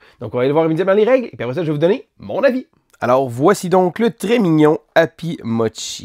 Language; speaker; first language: French; native; French